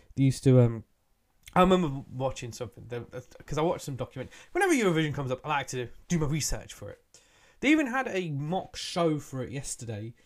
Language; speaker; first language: English; early bilingual, other home language; Hindi